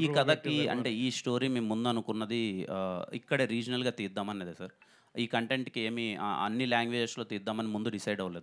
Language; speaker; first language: Telugu; native; Telugu